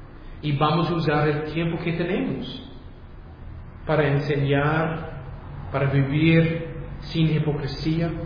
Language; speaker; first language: Spanish; non-native, fluent; English